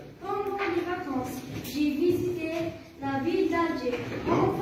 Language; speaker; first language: French; non-native, learner; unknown